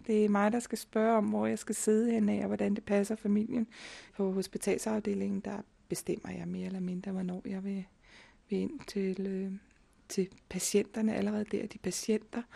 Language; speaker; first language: Danish; native; Danish